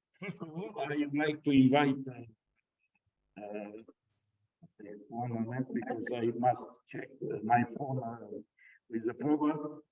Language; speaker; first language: English; non-native, fluent; Romanian